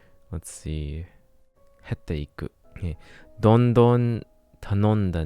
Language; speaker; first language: Japanese; non-native, learner; English